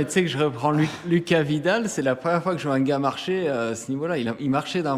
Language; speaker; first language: French; native; French